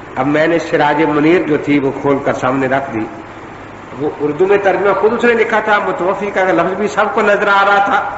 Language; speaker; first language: Urdu; non-native, local second language; Punjabi